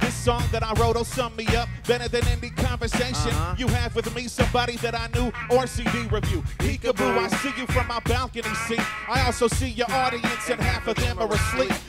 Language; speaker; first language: English; native; English